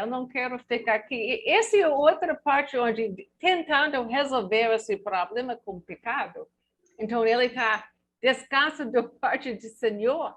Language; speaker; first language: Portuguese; non-native, learner; English